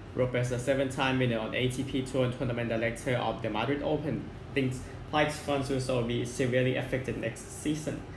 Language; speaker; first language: English; non-native, fluent; Thai